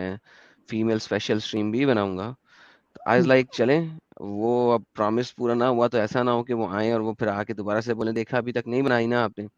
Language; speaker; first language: Hindi; native; Hindi